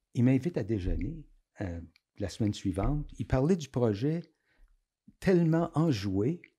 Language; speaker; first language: French; native; French